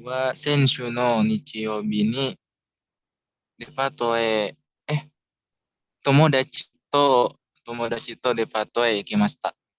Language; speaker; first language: Japanese; non-native, learner; Indonesian